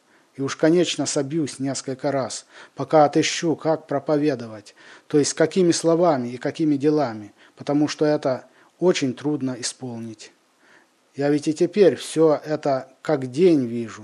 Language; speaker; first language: Russian; native; Russian